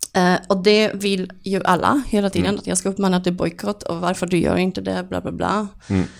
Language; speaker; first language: Swedish; non-native, fluent; Polish